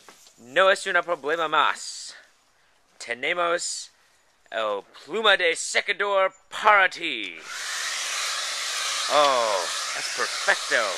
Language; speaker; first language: Spanish; non-native, learner; English